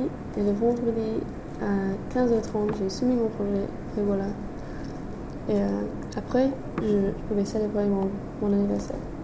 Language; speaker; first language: French; non-native, fluent; English